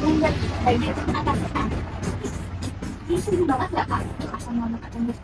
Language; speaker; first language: Indonesian; native; Indonesian